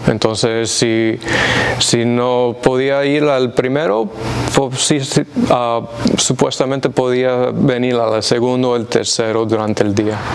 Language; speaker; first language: Spanish; early bilingual, heritage; English